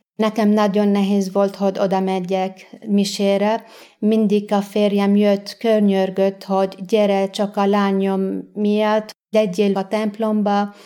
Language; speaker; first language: Hungarian; non-native, learner; Arabic